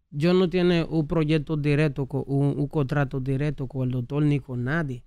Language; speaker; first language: Spanish; native; Spanish